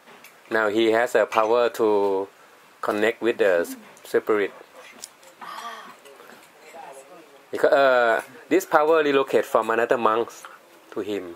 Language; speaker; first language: English; non-native, learner; Thai